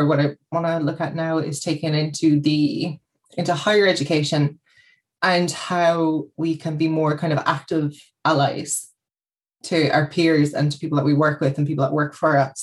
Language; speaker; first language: English; native; English